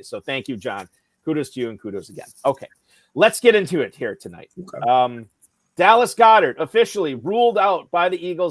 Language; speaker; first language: English; native; English